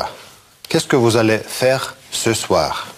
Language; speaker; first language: French; non-native, fluent; Russian